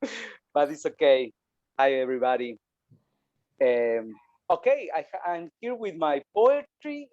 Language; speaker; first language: English; non-native, learner; Spanish